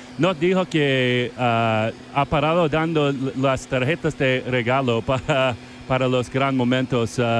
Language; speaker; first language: Spanish; non-native, fluent; English